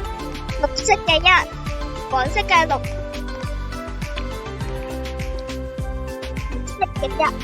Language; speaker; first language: Chinese; early bilingual, heritage; Cantonese